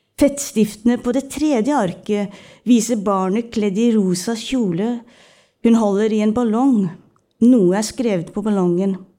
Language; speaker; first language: Norwegian; early bilingual, other home language; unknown